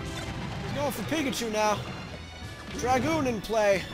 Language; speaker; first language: English; native; English